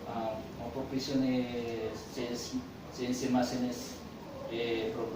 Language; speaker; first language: French; non-native, learner; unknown